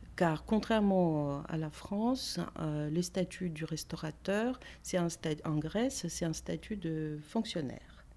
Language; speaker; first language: French; non-native, fluent; Greek